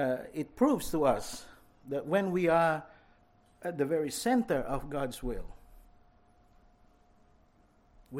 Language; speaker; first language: English; non-native, local second language; Filipino